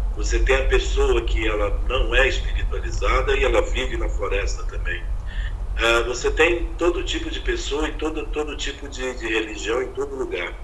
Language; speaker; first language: Portuguese; native; Portuguese